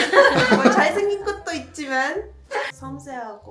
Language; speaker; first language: Korean; non-native, fluent; Ukrainian